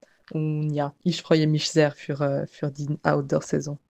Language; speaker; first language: German; non-native, local second language; French